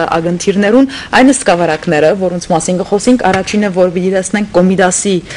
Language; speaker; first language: Armenian; native; Armenian